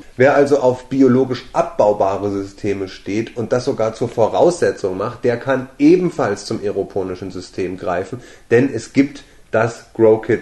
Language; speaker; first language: German; native; German